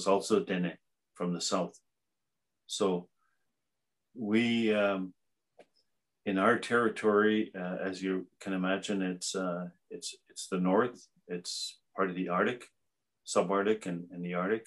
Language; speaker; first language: English; native; English